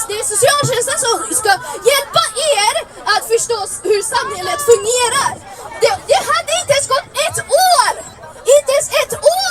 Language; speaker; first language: Swedish; early bilingual, other home language; Somali